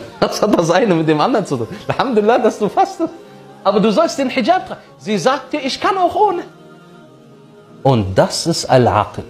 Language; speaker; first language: German; early bilingual, other home language; Arabic